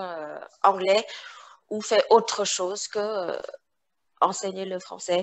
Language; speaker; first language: French; non-native, fluent; Vietnamese